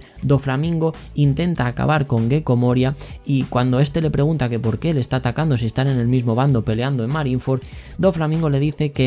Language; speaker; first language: Spanish; native; Spanish